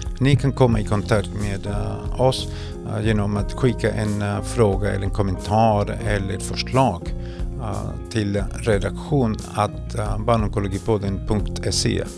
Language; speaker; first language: Swedish; non-native, fluent; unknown